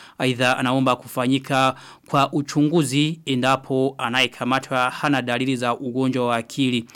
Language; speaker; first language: Swahili; non-native, local second language; Rundi